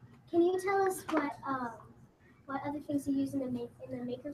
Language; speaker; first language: English; native; English